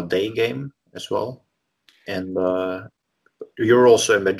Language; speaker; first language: English; non-native, fluent; Norwegian